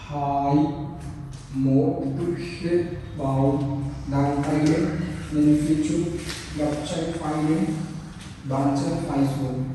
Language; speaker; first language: Vietnamese; non-native, learner; Hindi